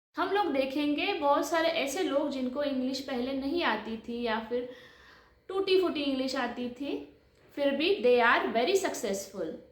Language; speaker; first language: Hindi; non-native, local second language; Marathi